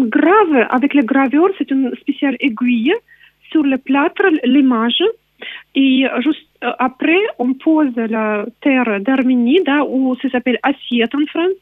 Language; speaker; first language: French; non-native, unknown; Russian